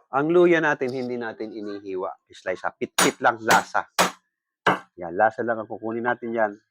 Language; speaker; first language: Filipino; non-native, local second language; Bikol